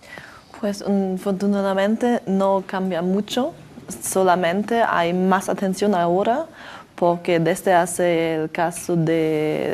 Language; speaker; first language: Spanish; non-native, learner; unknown